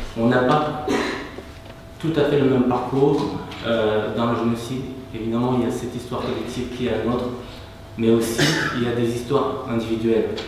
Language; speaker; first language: French; non-native, local second language; Kinyarwanda